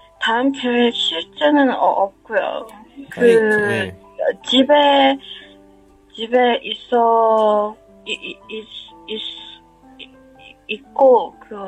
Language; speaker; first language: Korean; non-native, learner; Chinese